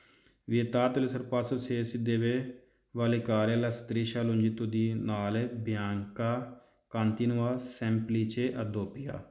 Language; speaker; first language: Italian; non-native, fluent; Punjabi